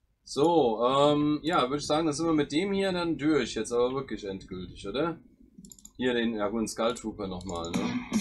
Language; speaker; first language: German; native; German